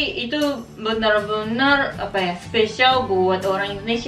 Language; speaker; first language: Indonesian; non-native, fluent; Japanese